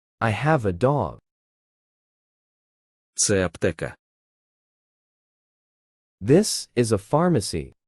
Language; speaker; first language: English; non-native, fluent; Ukrainian